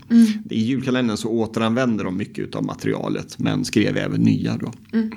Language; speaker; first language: Swedish; native; Swedish